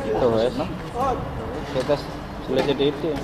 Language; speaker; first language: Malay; non-native, local second language; Javanese